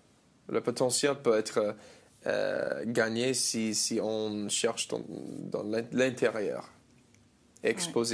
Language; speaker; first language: French; non-native, learner; English